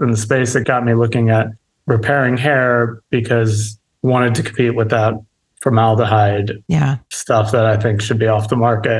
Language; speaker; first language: English; native; English